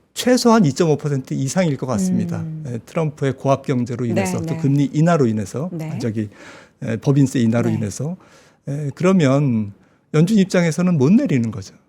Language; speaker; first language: Korean; native; Korean